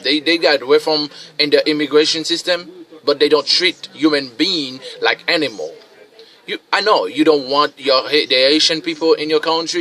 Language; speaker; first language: English; non-native, fluent; Haitian Creole